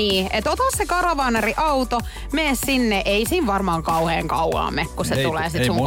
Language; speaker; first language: Finnish; native; Finnish